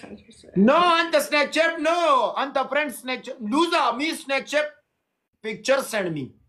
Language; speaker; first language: English; non-native, learner; Pashto